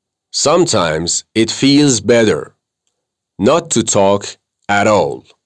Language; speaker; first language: English; non-native, fluent; Persian